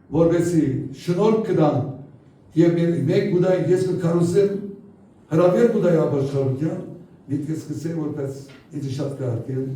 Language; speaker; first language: Armenian; native; Armenian